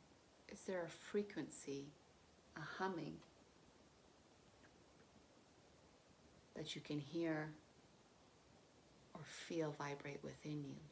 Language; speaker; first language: English; native; English